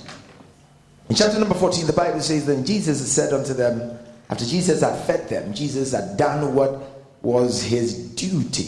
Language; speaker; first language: English; non-native, local second language; Akan